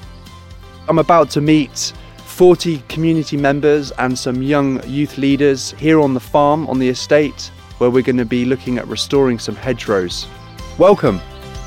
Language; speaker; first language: English; native; English